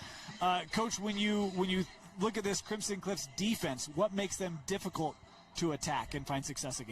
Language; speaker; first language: English; native; English